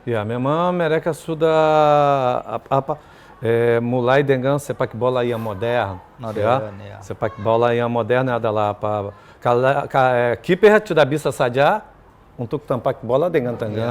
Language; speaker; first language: Indonesian; non-native, fluent; Portuguese